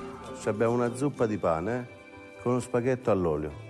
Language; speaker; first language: Italian; native; Italian